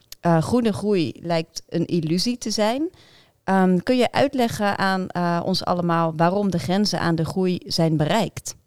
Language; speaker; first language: Dutch; native; Dutch